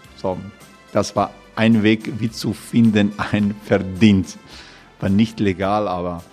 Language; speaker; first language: German; non-native, learner; Croatian